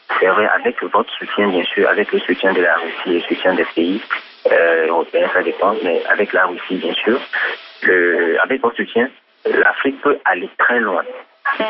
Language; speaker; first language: French; non-native, local second language; Ewe